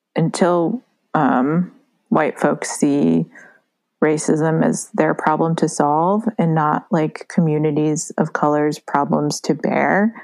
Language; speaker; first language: English; native; English